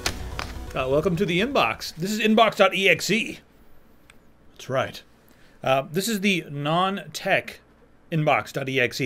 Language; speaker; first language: English; native; English